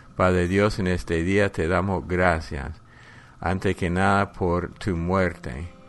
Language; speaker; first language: Spanish; non-native, fluent; English